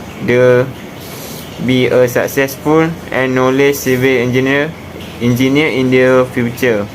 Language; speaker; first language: English; non-native, local second language; Malay